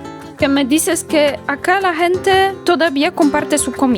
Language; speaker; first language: Spanish; non-native, fluent; Polish